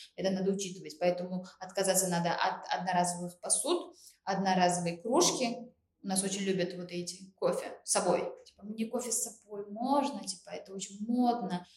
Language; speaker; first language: Russian; non-native, local second language; Uzbek